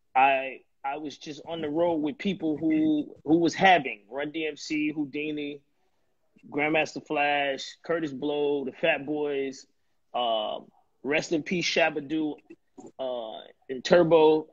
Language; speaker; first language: English; native; English